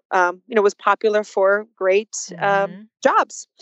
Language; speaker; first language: English; early bilingual, other home language; Russian